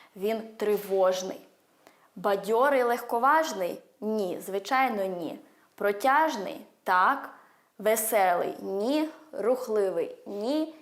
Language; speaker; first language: Ukrainian; early bilingual, heritage; Ukrainian